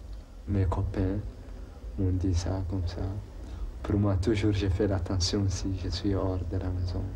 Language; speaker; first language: French; non-native, local second language; Arabic